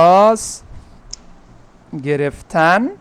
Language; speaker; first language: Persian; non-native, fluent; Urdu